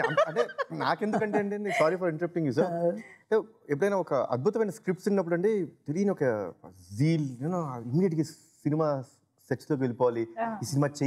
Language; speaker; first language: Telugu; native; Telugu